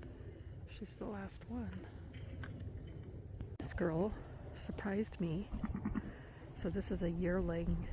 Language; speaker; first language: English; native; English